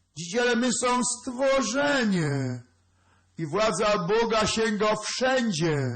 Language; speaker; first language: Polish; native; Polish